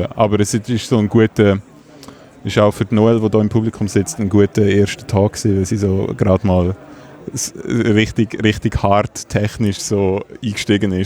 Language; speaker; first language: German; native; German